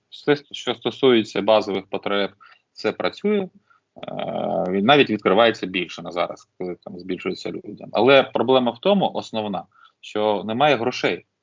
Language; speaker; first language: Ukrainian; non-native, local second language; Russian